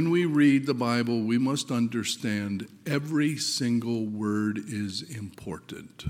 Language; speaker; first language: English; native; English